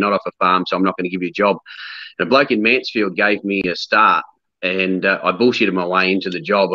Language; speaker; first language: English; native; English